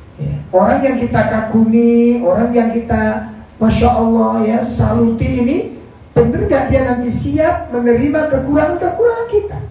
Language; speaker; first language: Indonesian; non-native, local second language; Javanese